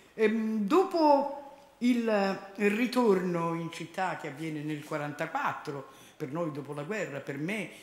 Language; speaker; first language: Italian; native; Italian